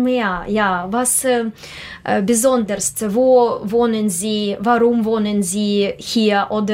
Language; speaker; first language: German; non-native, learner; Russian